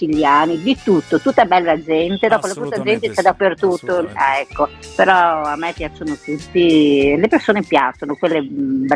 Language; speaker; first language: Italian; non-native, local second language; Venetian